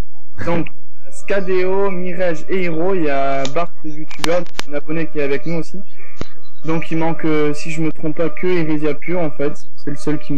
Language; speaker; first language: French; native; French